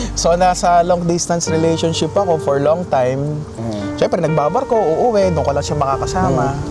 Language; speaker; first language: Filipino; native; Filipino